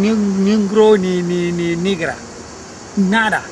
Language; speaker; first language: Spanish; non-native, learner; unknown